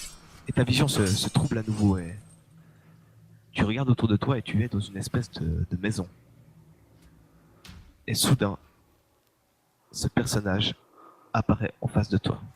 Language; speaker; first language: French; native; French